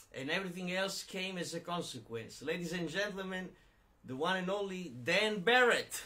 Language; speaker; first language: English; non-native, fluent; Italian